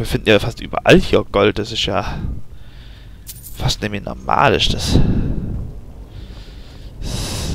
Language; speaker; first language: German; native; German